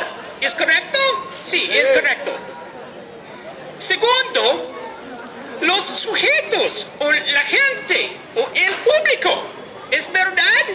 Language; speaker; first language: Spanish; non-native, learner; English